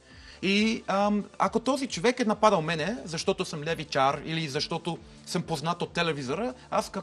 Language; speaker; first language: Bulgarian; non-native, learner; English